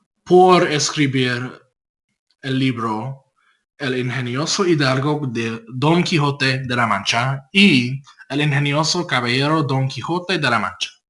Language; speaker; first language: Spanish; non-native, learner; English